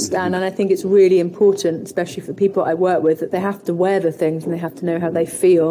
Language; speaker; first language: English; native; English